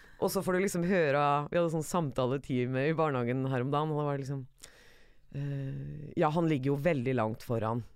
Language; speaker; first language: Norwegian; early bilingual, other home language; Persian